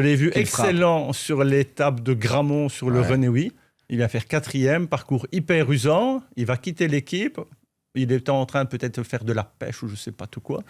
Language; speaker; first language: French; native; French